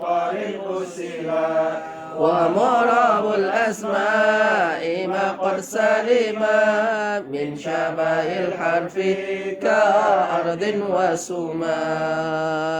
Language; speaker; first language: Arabic; non-native, fluent; Indonesian